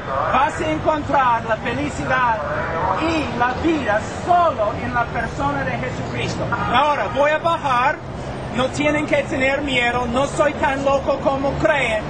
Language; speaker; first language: Spanish; non-native, fluent; English